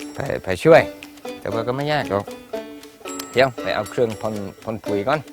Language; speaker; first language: Thai; non-native, fluent; English